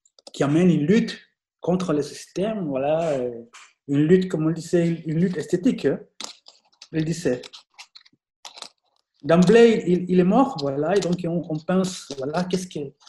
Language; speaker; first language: French; non-native, fluent; Spanish